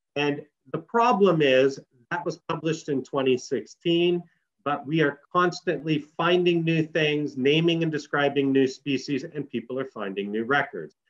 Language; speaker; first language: English; native; English